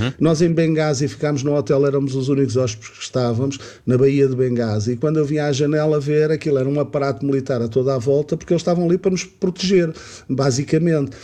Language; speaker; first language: Portuguese; native; Portuguese